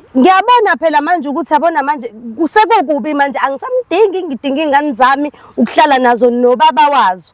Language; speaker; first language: Zulu; native; Zulu